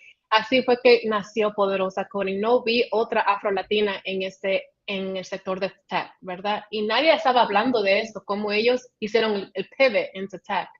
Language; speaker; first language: Spanish; early bilingual, heritage; Spanish